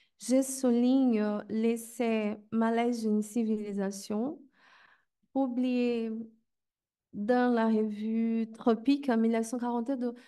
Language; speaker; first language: French; non-native, fluent; Portuguese